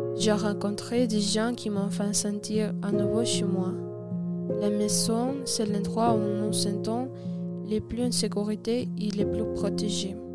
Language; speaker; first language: French; non-native, learner; Spanish